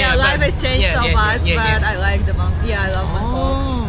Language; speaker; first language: English; non-native, learner; Russian